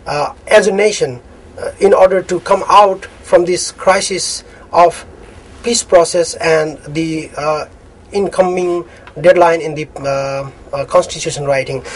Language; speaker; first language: English; non-native, local second language; Nepali